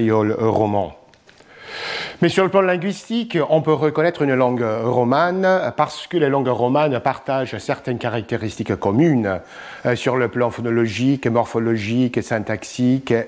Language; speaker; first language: French; non-native, fluent; English